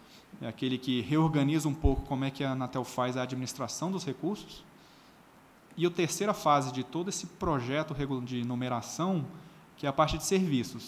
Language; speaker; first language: Portuguese; native; Portuguese